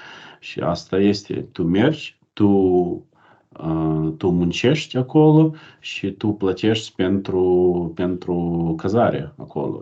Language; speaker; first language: Romanian; non-native, learner; Ukrainian